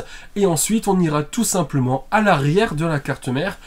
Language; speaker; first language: French; native; French